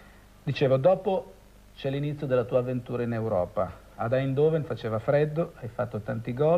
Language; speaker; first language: Italian; native; Italian